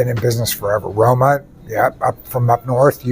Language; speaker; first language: English; native; English